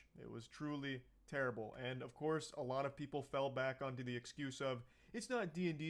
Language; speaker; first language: English; native; English